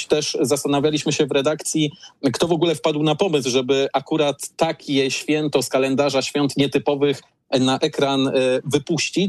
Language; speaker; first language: Polish; native; Polish